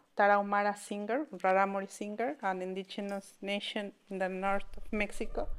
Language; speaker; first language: English; non-native, learner; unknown